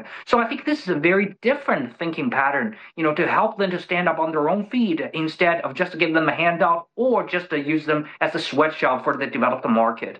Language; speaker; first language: English; non-native, fluent; Chinese